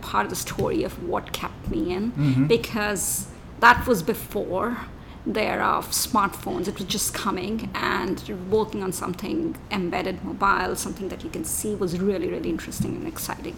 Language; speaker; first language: English; non-native, local second language; Hindi